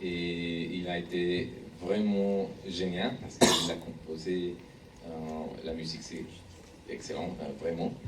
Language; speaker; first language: French; non-native, learner; Spanish